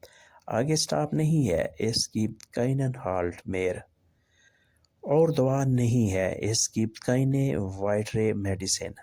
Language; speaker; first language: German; non-native, learner; Urdu